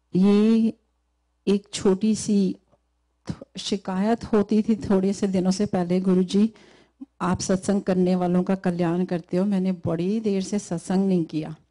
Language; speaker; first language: Hindi; native; Hindi